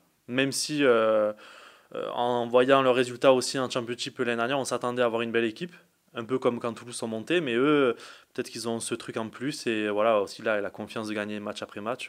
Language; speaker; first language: French; native; French